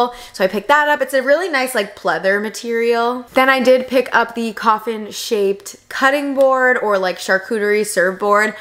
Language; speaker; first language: English; native; English